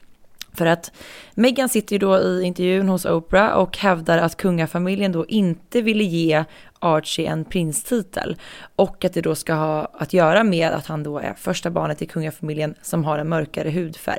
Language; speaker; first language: Swedish; native; Swedish